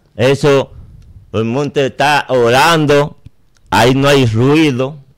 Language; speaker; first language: Spanish; native; Spanish